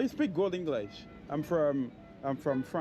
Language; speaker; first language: English; non-native, learner; French